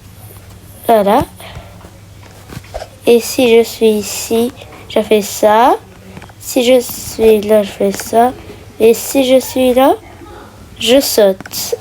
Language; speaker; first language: French; native; French